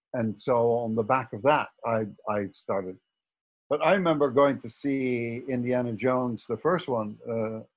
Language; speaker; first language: English; non-native, fluent; Dutch